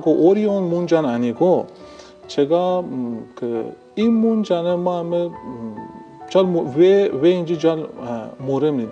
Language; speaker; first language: Korean; non-native, learner; Persian